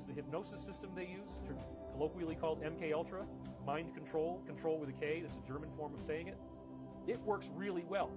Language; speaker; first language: English; native; English